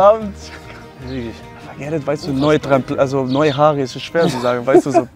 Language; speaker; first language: German; non-native, learner; Spanish